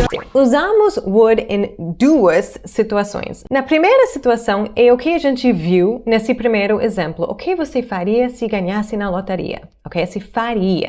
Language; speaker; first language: Portuguese; non-native, fluent; English